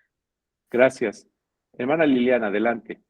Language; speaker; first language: Spanish; native; Spanish